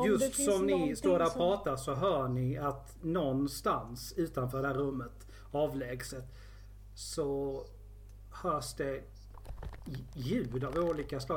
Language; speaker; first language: Swedish; native; Swedish